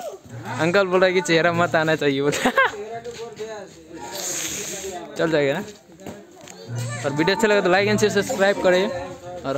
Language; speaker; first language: Hindi; non-native, local second language; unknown